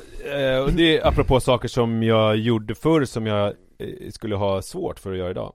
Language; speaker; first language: Swedish; native; Swedish